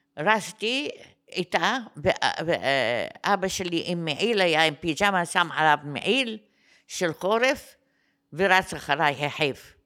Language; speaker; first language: Hebrew; non-native, fluent; Arabic